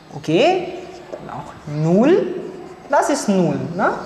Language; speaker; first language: German; non-native, fluent; Marathi